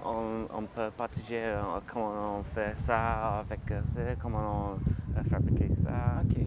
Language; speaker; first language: French; non-native, learner; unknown